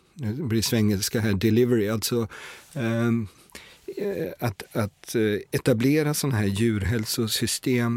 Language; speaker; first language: Swedish; native; Swedish